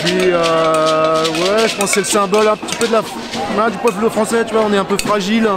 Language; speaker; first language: French; native; French